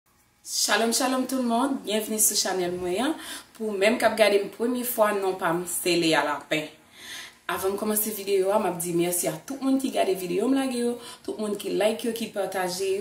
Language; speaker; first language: French; non-native, learner; Haitian Creole